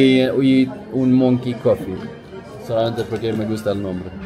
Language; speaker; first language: Spanish; non-native, learner; Swedish